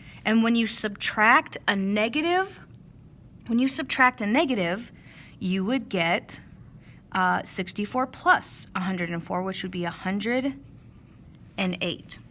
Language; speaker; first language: English; native; English